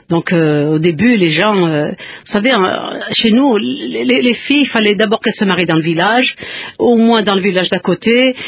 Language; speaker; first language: French; non-native, local second language; Kabyle